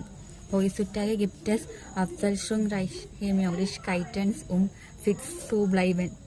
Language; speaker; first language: German; non-native, learner; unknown